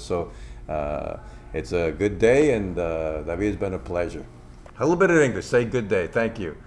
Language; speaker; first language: English; non-native, local second language; Spanish